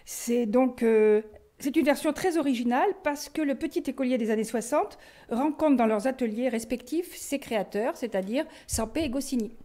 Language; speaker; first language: French; native; French